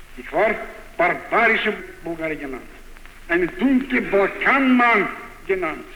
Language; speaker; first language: German; non-native, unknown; Bulgarian